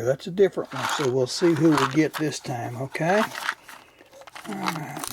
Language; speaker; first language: English; native; English